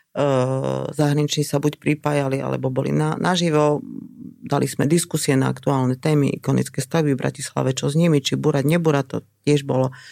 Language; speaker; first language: Slovak; native; Slovak